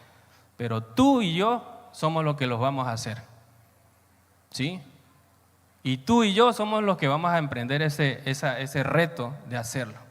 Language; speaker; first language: Spanish; native; Spanish